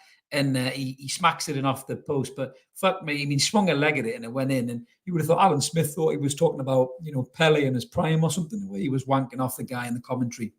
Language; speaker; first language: English; native; English